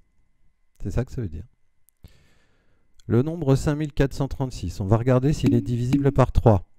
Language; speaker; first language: French; native; French